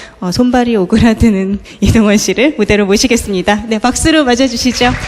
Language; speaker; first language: Korean; native; Korean